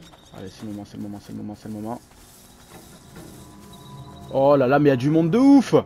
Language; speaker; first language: French; native; French